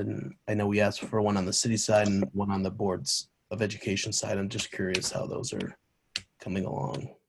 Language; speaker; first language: English; native; English